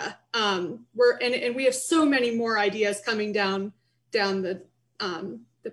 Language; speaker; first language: English; native; English